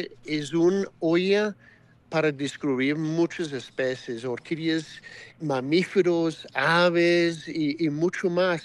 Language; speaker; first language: Spanish; non-native, fluent; English